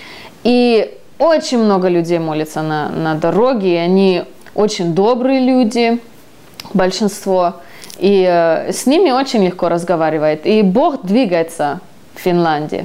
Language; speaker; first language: Russian; early bilingual, heritage; Russian